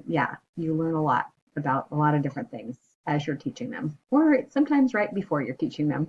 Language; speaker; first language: English; native; English